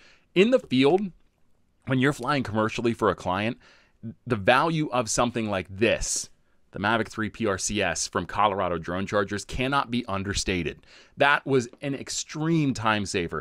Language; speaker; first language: English; native; English